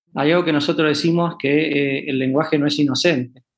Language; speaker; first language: Spanish; native; Spanish